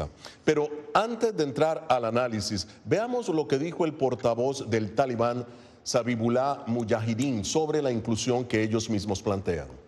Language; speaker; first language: Spanish; native; Spanish